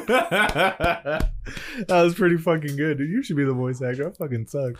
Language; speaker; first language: English; early bilingual, other home language; Spanish